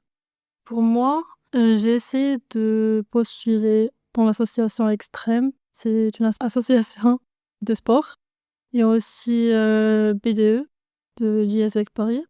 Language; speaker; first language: French; non-native, fluent; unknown